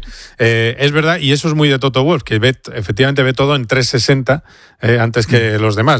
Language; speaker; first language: Spanish; native; Spanish